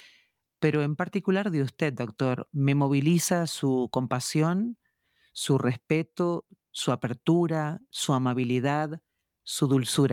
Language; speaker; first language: Spanish; native; Spanish